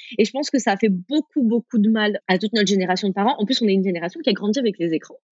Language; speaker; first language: French; early bilingual, other home language; Arabic